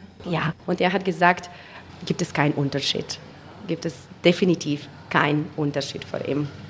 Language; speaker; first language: German; non-native, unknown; Macedonian